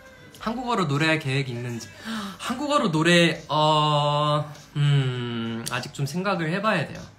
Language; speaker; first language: Korean; non-native, fluent; English